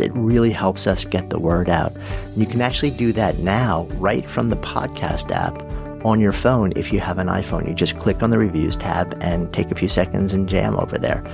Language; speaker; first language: English; native; English